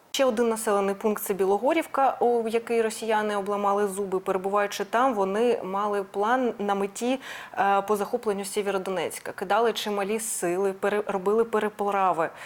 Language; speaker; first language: Ukrainian; non-native, local second language; Russian